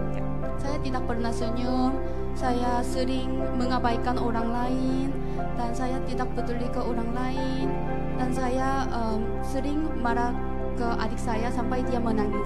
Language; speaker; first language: Indonesian; non-native, fluent; Korean